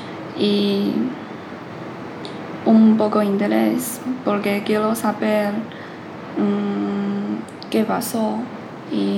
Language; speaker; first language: Spanish; non-native, learner; Chinese